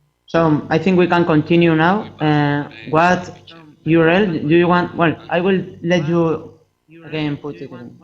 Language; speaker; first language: English; non-native, fluent; Spanish